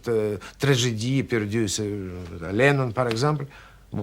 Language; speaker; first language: French; non-native, learner; Russian